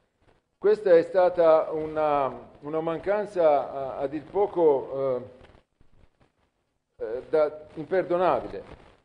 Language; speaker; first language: Italian; native; Italian